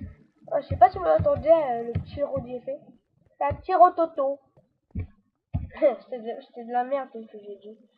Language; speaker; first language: French; native; French